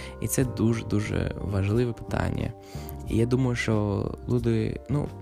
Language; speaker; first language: Ukrainian; non-native, fluent; English